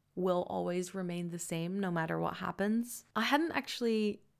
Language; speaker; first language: English; non-native, fluent; Dutch